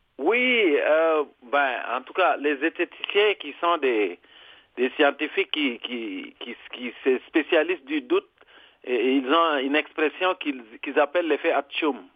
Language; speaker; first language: French; non-native, local second language; Serer